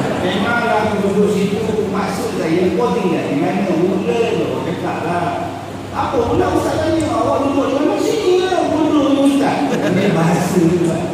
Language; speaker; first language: Malay; native; Malay